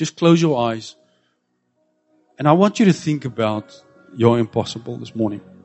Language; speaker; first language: English; non-native, local second language; Afrikaans